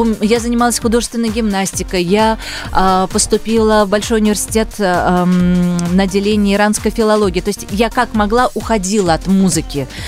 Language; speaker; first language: Russian; early bilingual, other home language; Kurdish